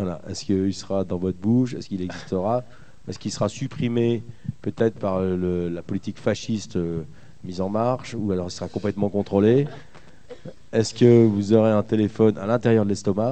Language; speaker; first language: French; native; French